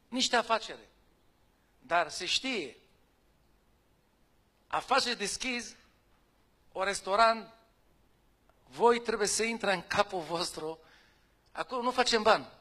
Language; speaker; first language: Romanian; non-native, fluent; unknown